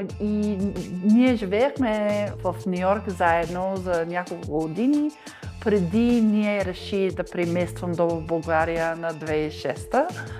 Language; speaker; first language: Bulgarian; non-native, learner; English